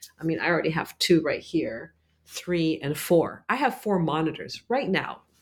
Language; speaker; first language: English; early bilingual, other home language; Arabic